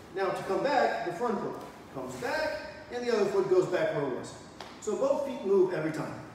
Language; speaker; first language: English; native; English